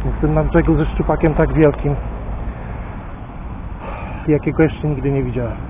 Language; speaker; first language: Polish; native; Polish